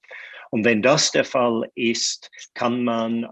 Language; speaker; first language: German; non-native, fluent; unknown